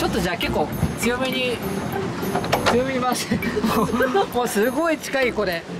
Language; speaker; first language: Japanese; native; Japanese